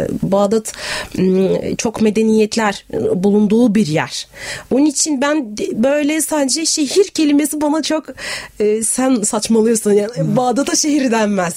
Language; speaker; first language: Turkish; non-native, fluent; Arabic